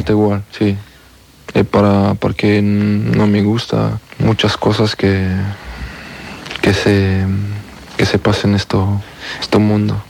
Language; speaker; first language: Spanish; non-native, learner; French